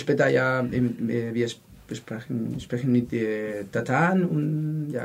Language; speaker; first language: German; non-native, learner; Spanish